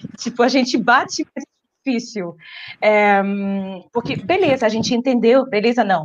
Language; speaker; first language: Portuguese; non-native, fluent; French